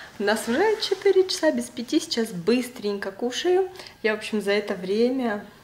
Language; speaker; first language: Russian; native; Russian